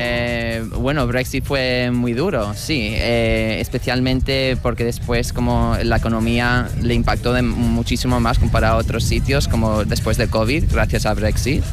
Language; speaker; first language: Spanish; early bilingual, heritage; Spanish